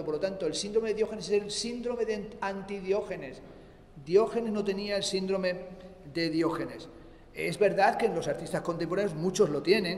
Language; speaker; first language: Spanish; native; Spanish